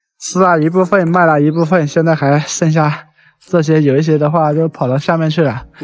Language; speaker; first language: Chinese; native; Chinese